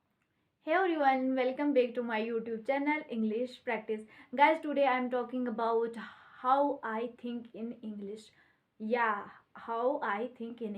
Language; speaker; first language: English; non-native, learner; Hindi